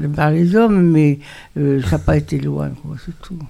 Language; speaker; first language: French; native; French